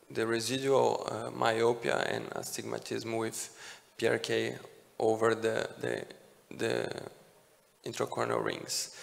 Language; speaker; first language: English; non-native, fluent; Portuguese